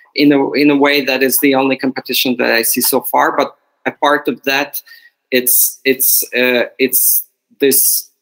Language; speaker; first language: English; non-native, fluent; Ukrainian